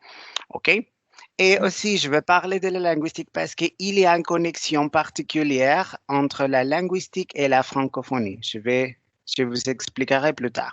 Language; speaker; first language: French; non-native, learner; Spanish